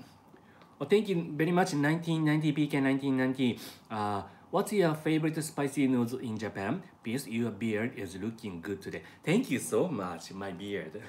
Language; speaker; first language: English; non-native, learner; Japanese